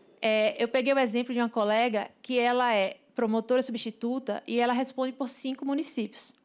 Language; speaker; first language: Portuguese; native; Portuguese